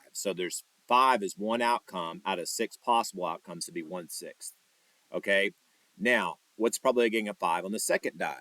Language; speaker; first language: English; native; English